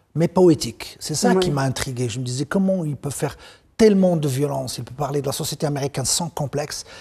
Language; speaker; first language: French; non-native, local second language; Arabic